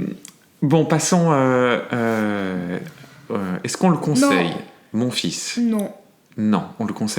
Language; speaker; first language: French; native; French